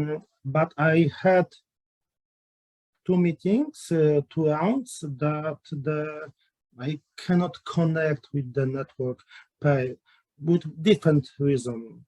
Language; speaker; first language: English; non-native, learner; Polish